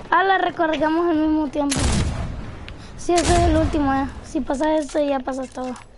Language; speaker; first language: Spanish; early bilingual, heritage; Spanish